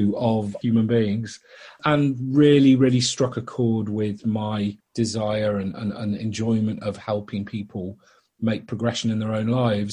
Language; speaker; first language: English; native; English